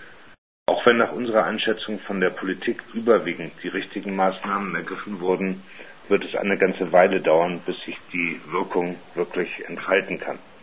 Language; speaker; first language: German; native; German